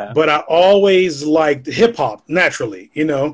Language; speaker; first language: English; native; English